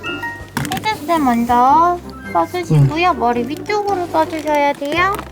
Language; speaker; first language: Korean; native; Korean